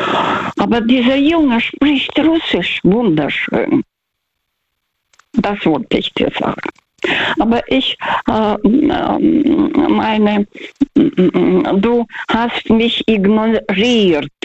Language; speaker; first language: German; non-native, fluent; Russian